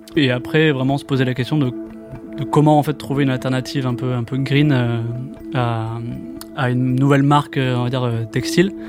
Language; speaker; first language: French; native; French